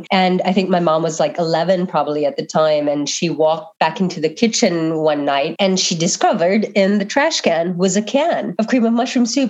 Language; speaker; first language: English; non-native, local second language; Filipino